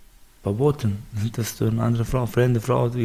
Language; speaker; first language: German; non-native, learner; Baluchi